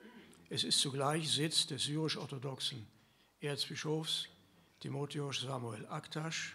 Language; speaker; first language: German; native; German